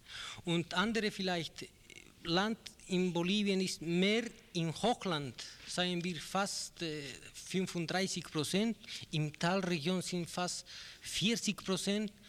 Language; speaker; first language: German; non-native, learner; Spanish